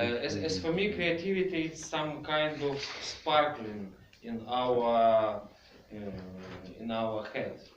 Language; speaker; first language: English; non-native, fluent; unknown